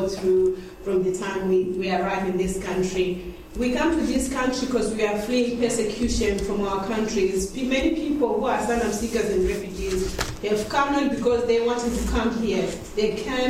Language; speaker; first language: English; non-native, local second language; Shona